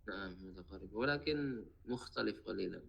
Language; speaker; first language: Arabic; non-native, fluent; Indonesian